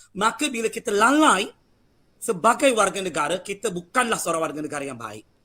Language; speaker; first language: Malay; native; Malay